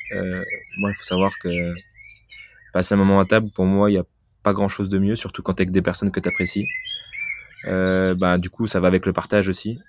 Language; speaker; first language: French; native; French